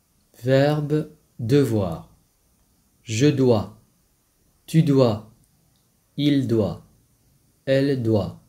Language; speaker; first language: French; non-native, fluent; Vietnamese